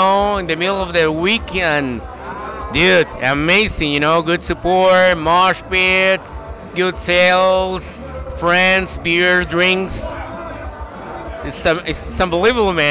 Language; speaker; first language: English; non-native, learner; Spanish